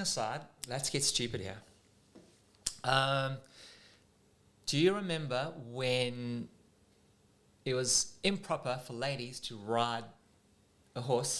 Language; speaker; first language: English; native; English